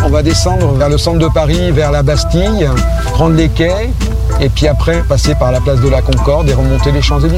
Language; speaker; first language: French; native; French